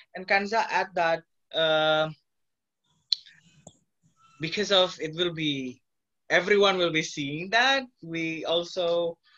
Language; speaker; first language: English; non-native, fluent; Indonesian